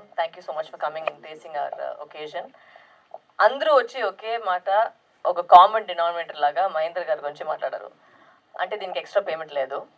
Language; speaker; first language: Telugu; non-native, local second language; Tamil